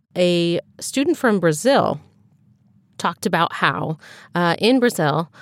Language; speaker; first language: English; native; English